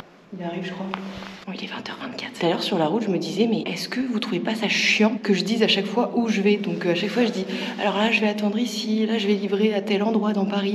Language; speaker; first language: French; native; French